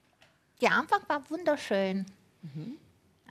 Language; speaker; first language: German; non-native, fluent; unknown